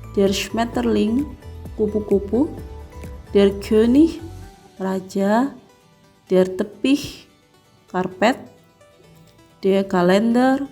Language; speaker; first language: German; non-native, fluent; Indonesian